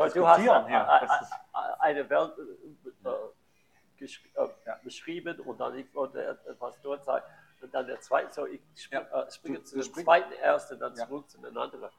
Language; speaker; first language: German; non-native, learner; English